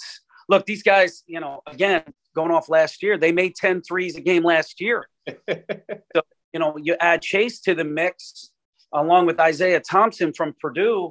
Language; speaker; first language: English; native; English